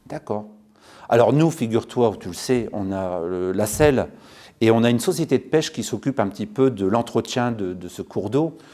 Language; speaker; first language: French; native; French